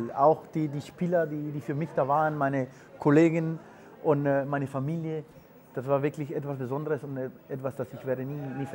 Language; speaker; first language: German; non-native, fluent; Spanish